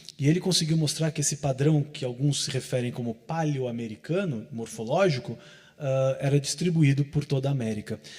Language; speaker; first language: Portuguese; native; Portuguese